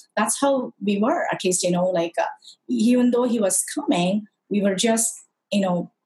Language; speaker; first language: English; non-native, local second language; Tamil